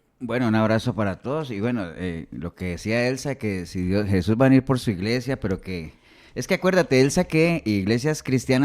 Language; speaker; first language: Spanish; native; Spanish